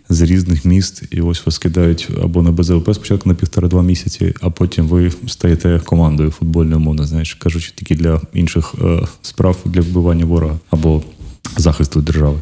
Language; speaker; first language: Ukrainian; non-native, local second language; Russian